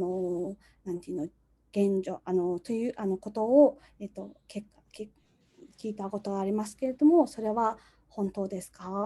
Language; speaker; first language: Japanese; non-native, fluent; Mongolian